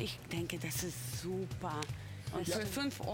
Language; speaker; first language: German; non-native, fluent; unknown